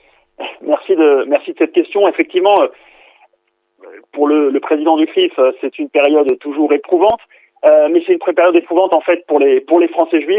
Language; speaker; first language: French; native; French